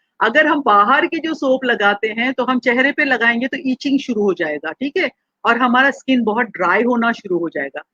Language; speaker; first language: Hindi; non-native, local second language; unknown